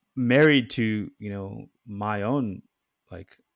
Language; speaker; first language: English; native; English